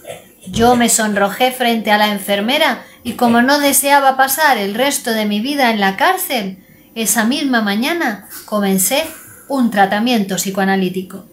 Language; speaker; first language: Spanish; native; Spanish